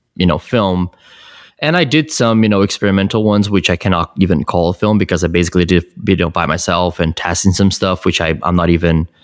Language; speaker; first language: English; non-native, fluent; Portuguese